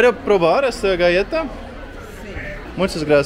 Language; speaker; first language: Spanish; non-native, learner; Dutch